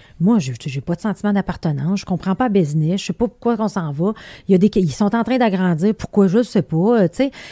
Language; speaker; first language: French; native; French